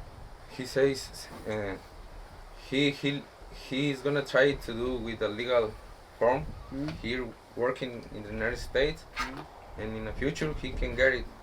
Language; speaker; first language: English; non-native, learner; Spanish